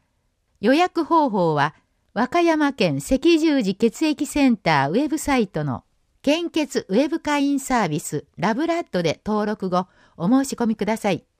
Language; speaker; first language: Japanese; native; Japanese